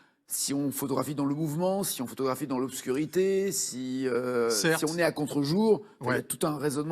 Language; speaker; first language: French; native; French